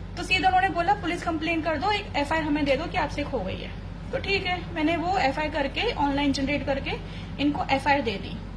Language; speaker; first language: Hindi; native; Hindi